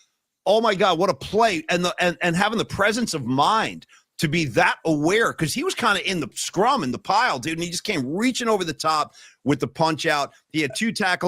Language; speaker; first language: English; native; English